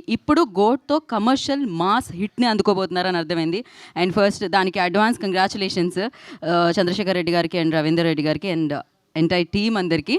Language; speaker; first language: Telugu; native; Telugu